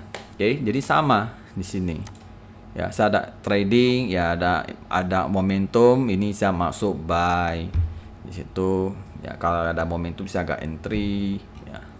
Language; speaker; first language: Indonesian; native; Indonesian